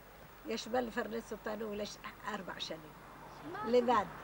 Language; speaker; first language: Hebrew; non-native, fluent; Arabic